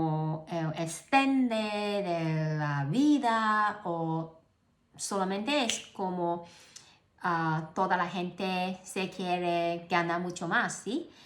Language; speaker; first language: Spanish; non-native, learner; Cantonese